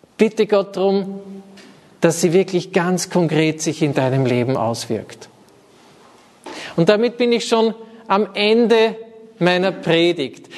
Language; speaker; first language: German; native; German